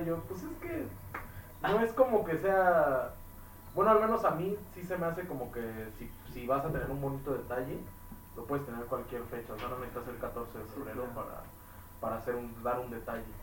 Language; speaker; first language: Spanish; native; Spanish